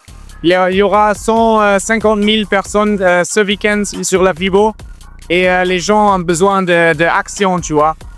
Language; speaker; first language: French; non-native, fluent; German